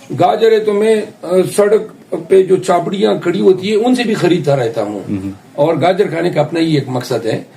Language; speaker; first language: Urdu; non-native, local second language; Pashto